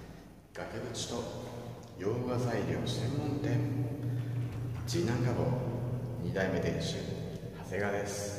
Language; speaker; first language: Japanese; native; Japanese